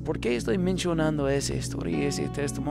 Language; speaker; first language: Spanish; non-native, fluent; English